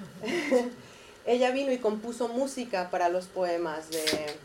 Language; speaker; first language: Spanish; native; Spanish